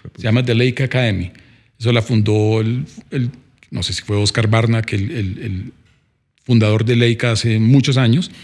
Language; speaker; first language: Spanish; native; Spanish